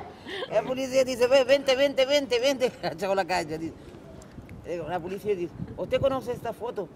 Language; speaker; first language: Spanish; non-native, fluent; Kabuverdianu